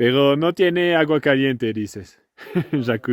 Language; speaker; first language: Spanish; non-native, learner; French